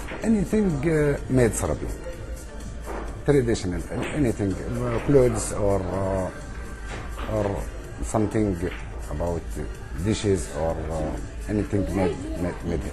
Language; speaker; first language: English; non-native, learner; Arabic